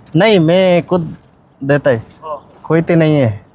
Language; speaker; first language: Hindi; non-native, local second language; Telugu